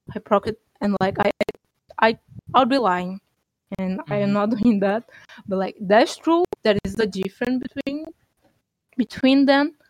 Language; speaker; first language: English; non-native, fluent; Portuguese